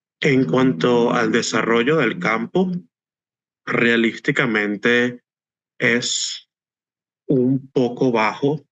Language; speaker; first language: Spanish; native; Spanish